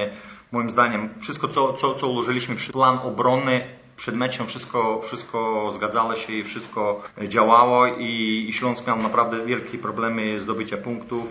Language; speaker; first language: Polish; non-native, fluent; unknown